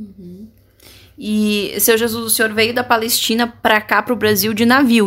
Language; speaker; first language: Portuguese; native; Portuguese